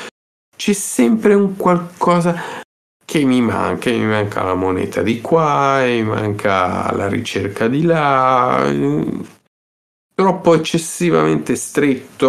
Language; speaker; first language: Italian; native; Italian